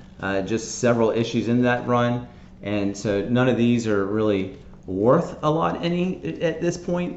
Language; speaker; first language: English; native; English